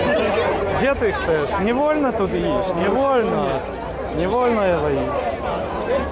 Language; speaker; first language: Polish; non-native, learner; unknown